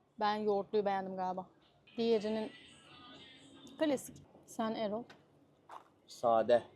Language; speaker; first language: Turkish; native; Turkish